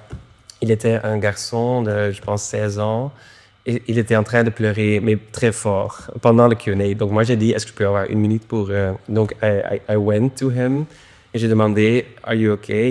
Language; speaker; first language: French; non-native, local second language; Dutch